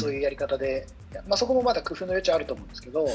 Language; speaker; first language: Japanese; native; Japanese